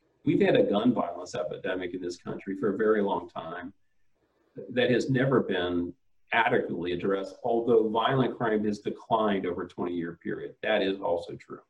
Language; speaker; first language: English; native; English